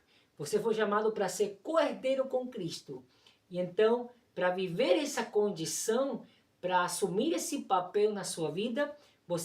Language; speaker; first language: Portuguese; non-native, fluent; Spanish